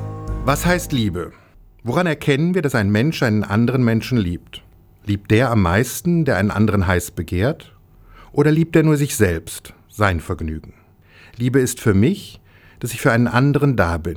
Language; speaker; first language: German; native; German